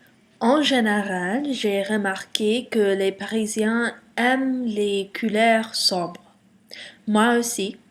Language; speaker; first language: French; non-native, learner; English